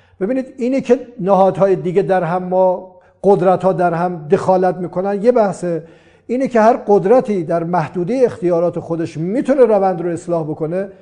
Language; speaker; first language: Persian; non-native, local second language; Azerbaijani